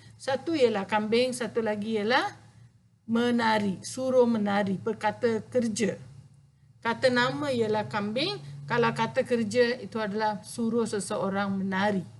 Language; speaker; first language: Malay; non-native, local second language; Tamil